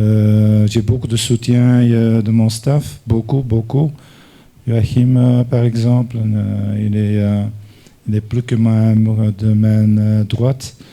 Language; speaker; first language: French; non-native, fluent; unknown